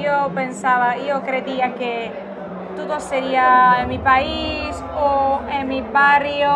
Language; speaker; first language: Italian; non-native, learner; Portuguese